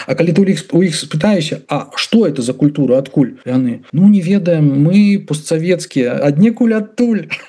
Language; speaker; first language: Belarusian; native; Belarusian